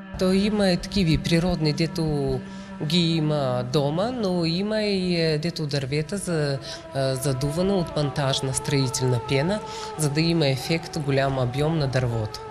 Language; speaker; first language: Bulgarian; native; Bulgarian